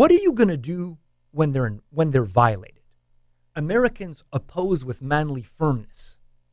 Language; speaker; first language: English; native; English